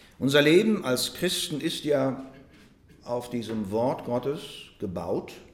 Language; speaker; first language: German; non-native, fluent; Russian